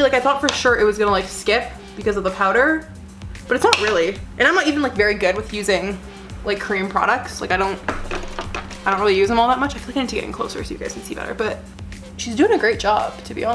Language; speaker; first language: English; native; English